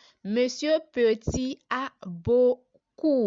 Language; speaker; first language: French; non-native, learner; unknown